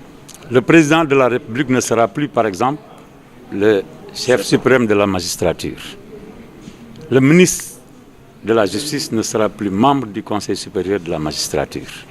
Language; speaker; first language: French; non-native, local second language; Wolof